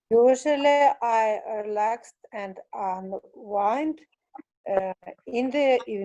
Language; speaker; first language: English; non-native, learner; Russian